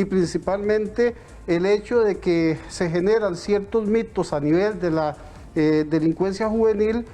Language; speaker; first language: Spanish; native; Spanish